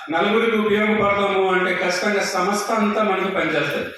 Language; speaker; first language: Telugu; non-native, local second language; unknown